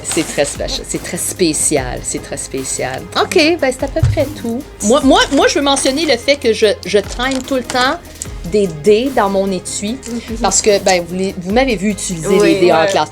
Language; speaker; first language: French; native; French